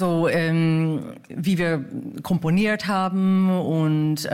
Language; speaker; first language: German; non-native, fluent; English